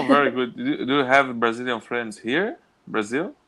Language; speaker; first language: English; non-native, learner; Portuguese